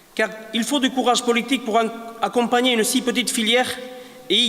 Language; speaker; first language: French; native; French